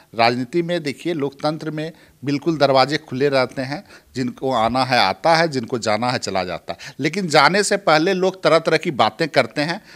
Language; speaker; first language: Hindi; native; Hindi